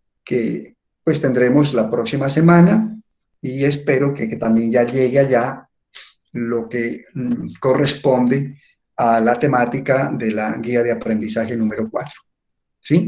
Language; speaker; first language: Spanish; native; Spanish